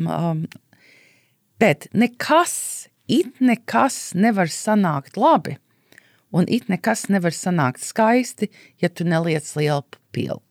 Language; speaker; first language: Latvian; early bilingual, heritage; Latvian